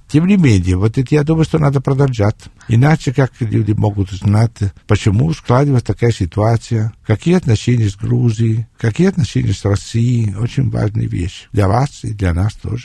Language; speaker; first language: Russian; non-native, fluent; Italian